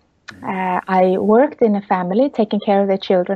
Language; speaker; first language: English; non-native, fluent; Swedish